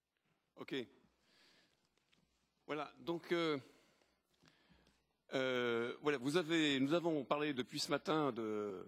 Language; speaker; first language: French; native; French